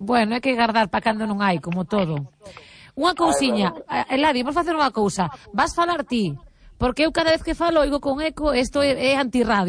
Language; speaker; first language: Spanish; non-native, local second language; Galician